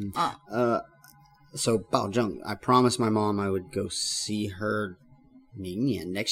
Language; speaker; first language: Chinese; non-native, learner; English